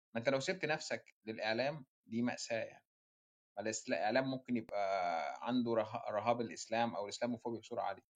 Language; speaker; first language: Arabic; native; Arabic